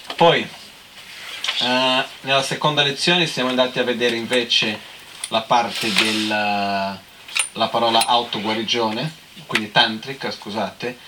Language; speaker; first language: Italian; non-native, fluent; Portuguese